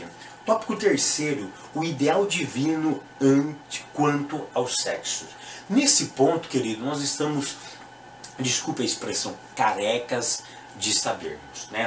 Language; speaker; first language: Portuguese; native; Portuguese